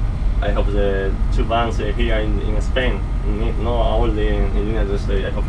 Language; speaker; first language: English; non-native, learner; Spanish